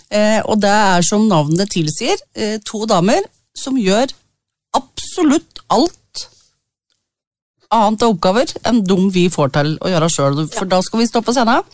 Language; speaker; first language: Norwegian; native; Norwegian